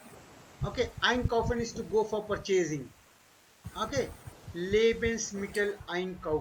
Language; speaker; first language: German; non-native, fluent; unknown